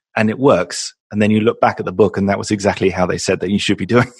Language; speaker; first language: English; native; English